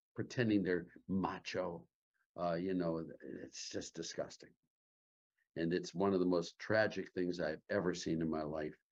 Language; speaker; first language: English; native; English